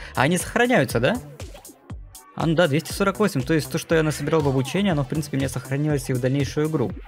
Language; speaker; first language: Russian; native; Russian